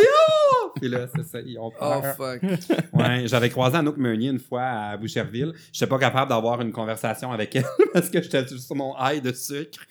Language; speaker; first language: French; native; French